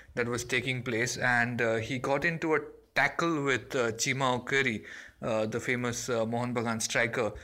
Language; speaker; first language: English; non-native, local second language; Bangla